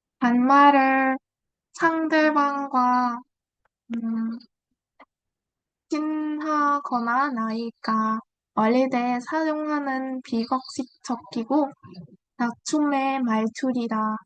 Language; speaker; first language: Korean; non-native, learner; Vietnamese